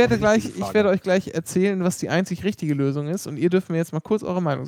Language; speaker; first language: German; native; German